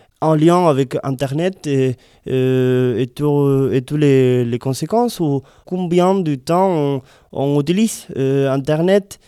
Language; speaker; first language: French; non-native, learner; Spanish